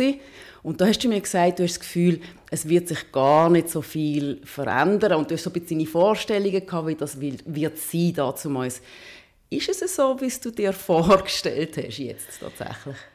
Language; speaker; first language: German; native; German